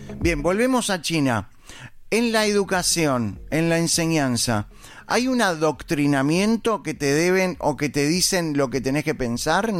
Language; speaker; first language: Spanish; native; Spanish